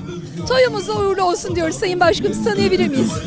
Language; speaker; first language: Turkish; native; Turkish